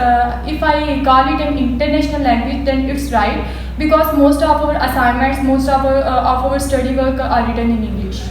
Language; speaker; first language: English; non-native, local second language; Urdu